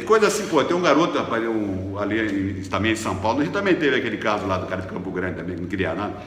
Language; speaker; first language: Portuguese; native; Portuguese